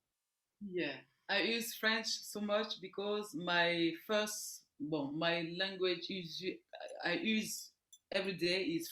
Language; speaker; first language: English; non-native, learner; French